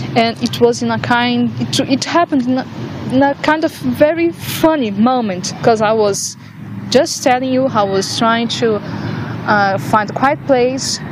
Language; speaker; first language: English; non-native, fluent; Portuguese